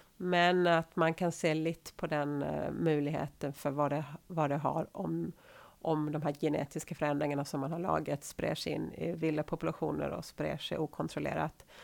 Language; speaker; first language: Swedish; native; Swedish